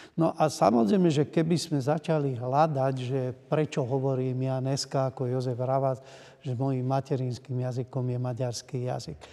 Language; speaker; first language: Slovak; non-native, local second language; Hungarian